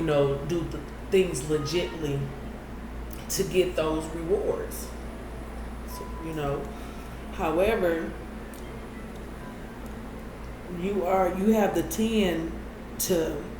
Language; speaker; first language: English; native; English